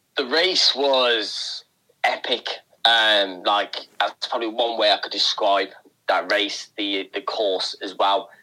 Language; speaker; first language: English; native; English